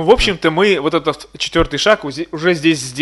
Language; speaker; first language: Russian; native; Russian